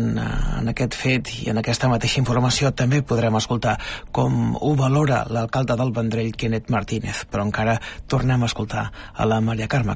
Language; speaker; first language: Catalan; native; Catalan